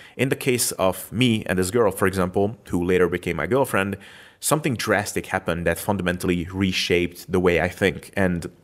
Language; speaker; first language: English; non-native, fluent; Hungarian